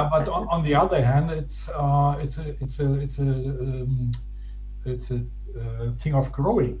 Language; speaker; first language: English; non-native, fluent; German